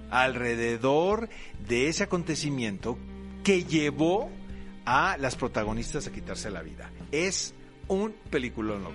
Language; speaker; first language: Spanish; native; Spanish